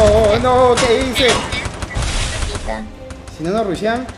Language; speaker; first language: Spanish; native; Spanish